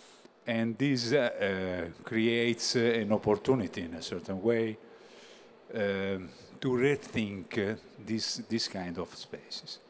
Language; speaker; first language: English; non-native, learner; Italian